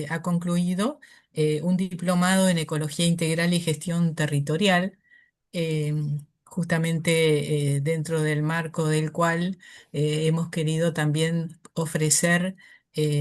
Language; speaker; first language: Spanish; native; Spanish